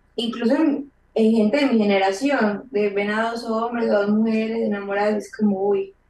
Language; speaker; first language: Spanish; native; Spanish